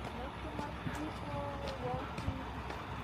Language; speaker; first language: English; non-native, learner; Spanish